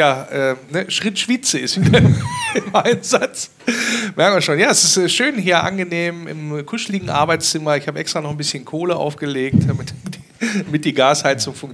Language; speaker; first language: German; native; German